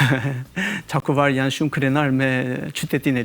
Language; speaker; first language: Albanian; non-native, fluent; Korean